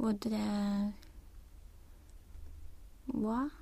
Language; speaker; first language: French; non-native, learner; Spanish